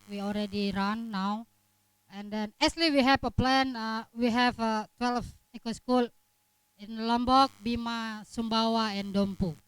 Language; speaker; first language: English; non-native, learner; Indonesian